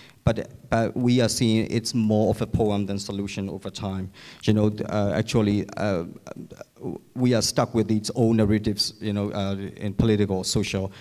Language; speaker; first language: English; non-native, fluent; Burmese